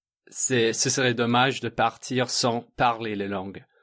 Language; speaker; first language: French; non-native, fluent; English